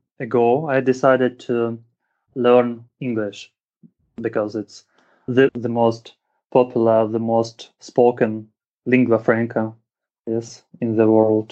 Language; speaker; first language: English; non-native, fluent; Russian